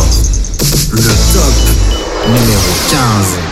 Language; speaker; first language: French; native; French